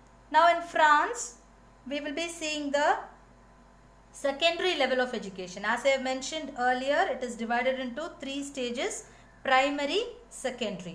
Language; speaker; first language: English; non-native, local second language; Tamil